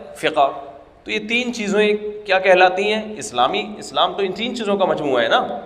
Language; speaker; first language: Urdu; native; Urdu